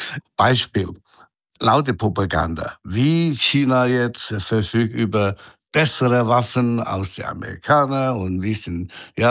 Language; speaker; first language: German; non-native, fluent; Chinese